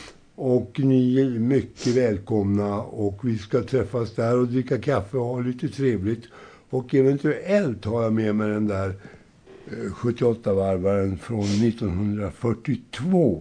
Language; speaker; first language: Swedish; native; Swedish